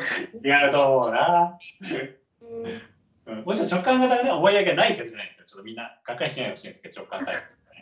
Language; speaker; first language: Japanese; native; Japanese